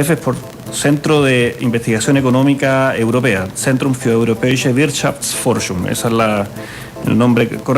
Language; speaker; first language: Spanish; native; Spanish